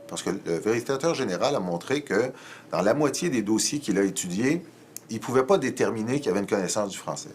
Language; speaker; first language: French; native; French